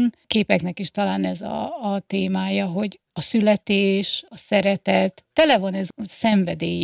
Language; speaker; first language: Hungarian; native; Hungarian